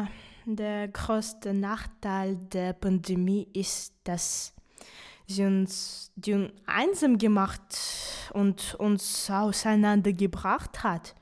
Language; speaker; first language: German; non-native, fluent; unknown